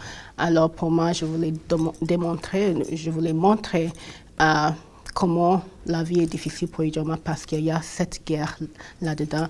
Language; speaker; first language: French; non-native, fluent; English